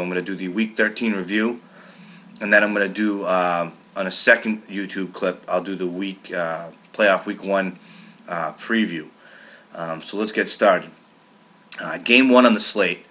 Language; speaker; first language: English; native; English